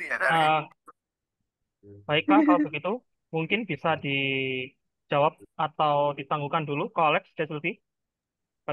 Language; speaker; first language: Indonesian; native; Indonesian